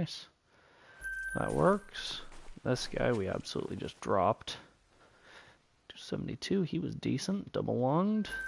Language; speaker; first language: English; native; English